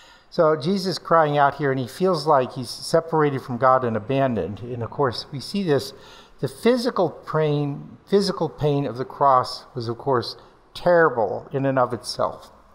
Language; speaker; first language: English; native; English